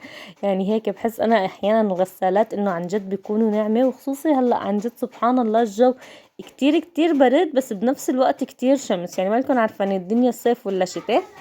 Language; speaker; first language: Arabic; native; Arabic